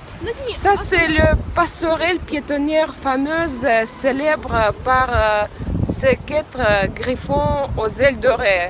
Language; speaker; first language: French; non-native, fluent; Russian